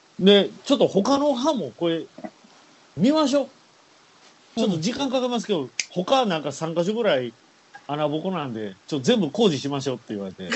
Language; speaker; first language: Japanese; native; Japanese